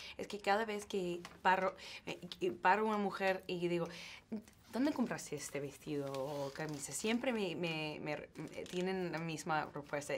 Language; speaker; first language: Spanish; non-native, learner; English